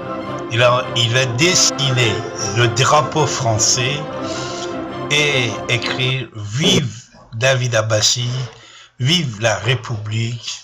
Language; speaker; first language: French; non-native, fluent; Persian